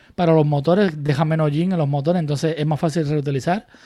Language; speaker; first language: Spanish; native; Spanish